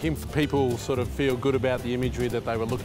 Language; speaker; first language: English; native; English